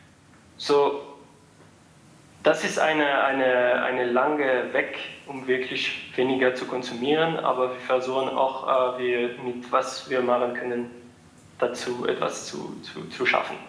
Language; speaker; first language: German; non-native, fluent; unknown